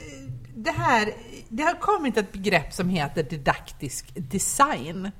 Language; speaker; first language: Swedish; native; Swedish